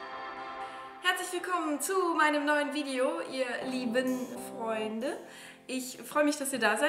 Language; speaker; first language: German; native; German